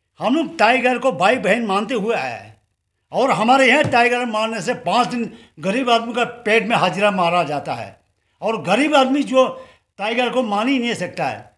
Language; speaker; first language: Hindi; non-native, local second language; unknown